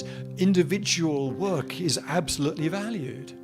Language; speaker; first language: English; native; English